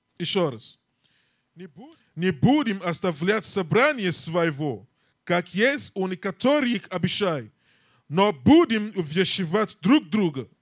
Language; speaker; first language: Russian; non-native, learner; English